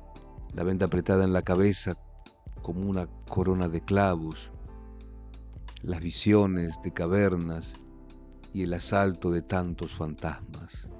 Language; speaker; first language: Spanish; native; Spanish